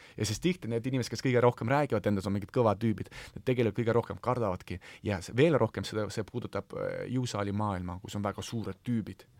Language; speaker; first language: Estonian; non-native, local second language; Russian